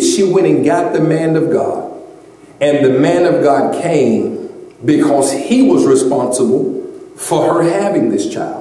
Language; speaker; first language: English; native; English